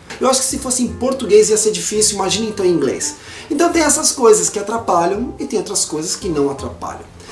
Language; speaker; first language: Portuguese; native; Portuguese